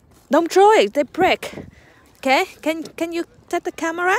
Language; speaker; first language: English; non-native, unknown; Vietnamese